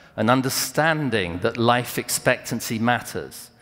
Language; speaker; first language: English; native; English